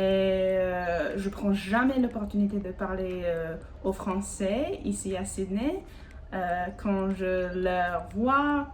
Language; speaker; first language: French; non-native, fluent; English